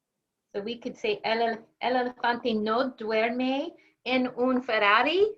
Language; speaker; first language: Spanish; non-native, learner; English